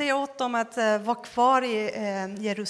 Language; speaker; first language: Swedish; non-native, fluent; Persian